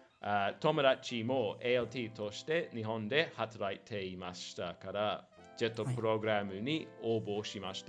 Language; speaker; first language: Japanese; non-native, learner; English